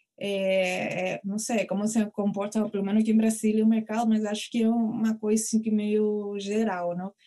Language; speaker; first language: Portuguese; non-native, fluent; Spanish